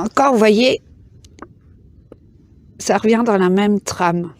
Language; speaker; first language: French; native; French